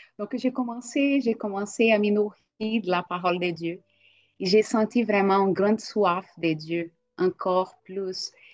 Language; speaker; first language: French; non-native, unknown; Portuguese